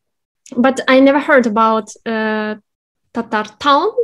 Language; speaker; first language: English; non-native, fluent; Kazakh